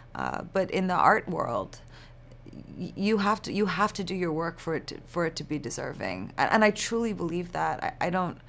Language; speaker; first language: English; native; English